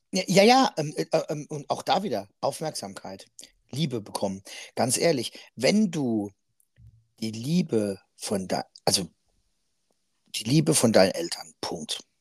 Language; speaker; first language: German; native; German